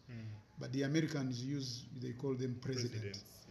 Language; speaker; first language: English; non-native, local second language; Ganda